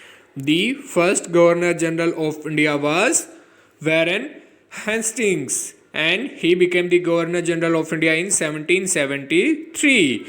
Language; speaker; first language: English; non-native, local second language; Hindi